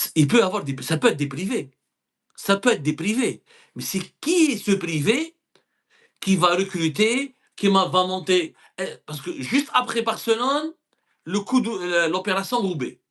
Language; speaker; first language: French; non-native, local second language; Arabic